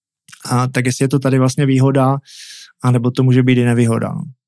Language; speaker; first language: Czech; native; Czech